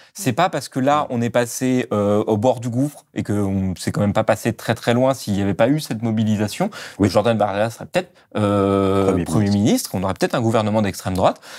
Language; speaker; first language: French; native; French